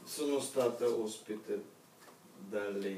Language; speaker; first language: Italian; non-native, learner; Russian